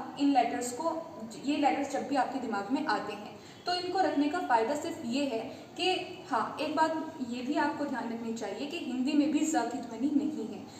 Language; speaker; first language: Hindi; native; Hindi